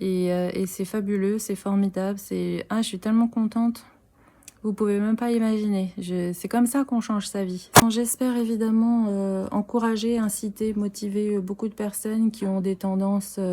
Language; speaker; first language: French; native; French